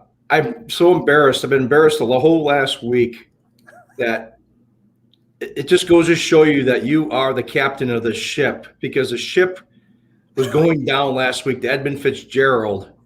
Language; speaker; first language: English; native; English